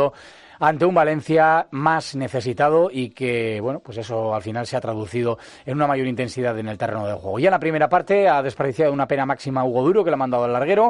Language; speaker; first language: Spanish; native; Spanish